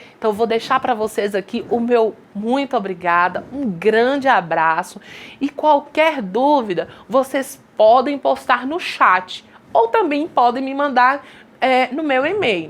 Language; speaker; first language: Portuguese; native; Portuguese